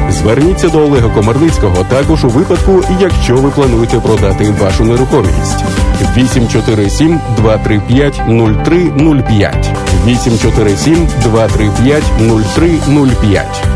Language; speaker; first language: Ukrainian; native; Ukrainian